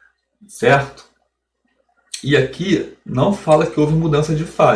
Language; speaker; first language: Portuguese; native; Portuguese